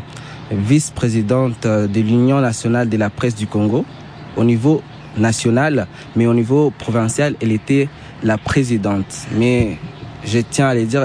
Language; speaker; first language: French; non-native, local second language; Swahili